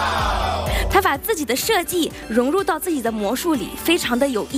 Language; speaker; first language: Chinese; native; Chinese